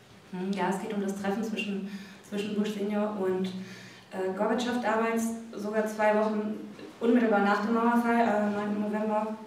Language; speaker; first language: German; native; German